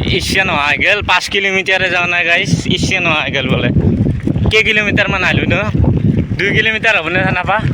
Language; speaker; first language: Assamese; non-native, local second language; Bangla